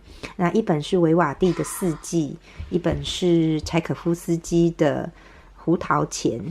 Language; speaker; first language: Chinese; native; Chinese